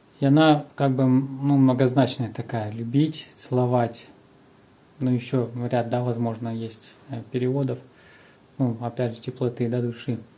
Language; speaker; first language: Russian; native; Russian